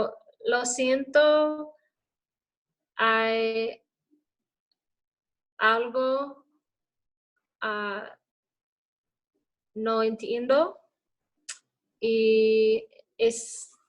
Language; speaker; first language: Spanish; non-native, learner; English